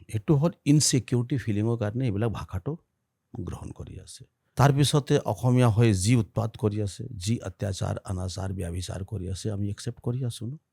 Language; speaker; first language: Assamese; non-native, local second language; Hindi